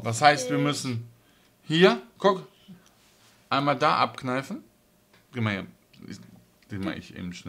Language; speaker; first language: German; native; German